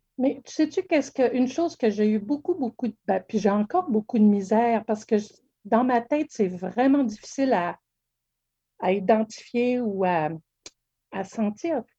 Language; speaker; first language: French; native; French